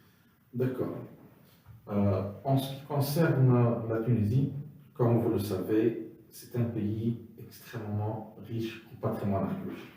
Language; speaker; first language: French; non-native, local second language; Arabic